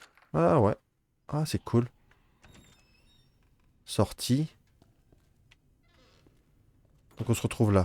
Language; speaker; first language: French; native; French